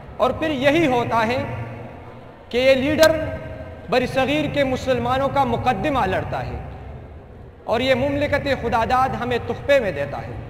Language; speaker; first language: Urdu; non-native, local second language; Pashto